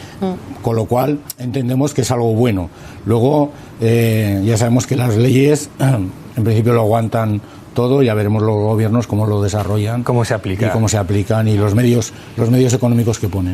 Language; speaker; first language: Spanish; native; Spanish